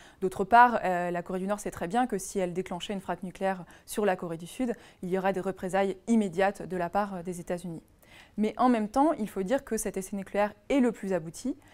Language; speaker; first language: French; native; French